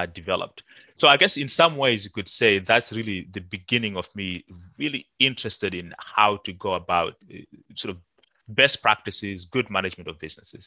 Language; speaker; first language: English; non-native, local second language; Shona